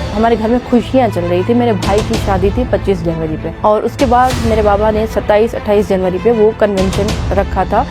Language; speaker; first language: Urdu; non-native, local second language; Sindhi